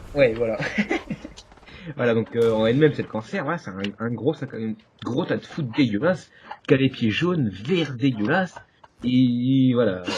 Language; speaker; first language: French; native; French